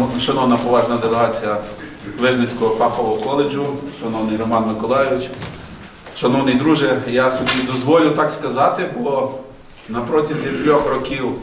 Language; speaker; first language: Ukrainian; native; Ukrainian